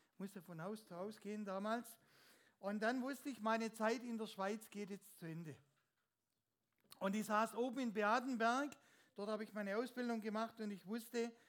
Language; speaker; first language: German; native; German